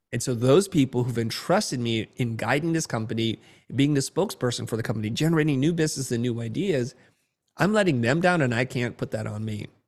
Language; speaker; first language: English; early bilingual, other home language; Vietnamese